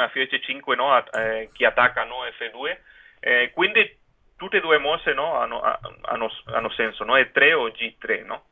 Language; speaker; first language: Italian; non-native, fluent; Spanish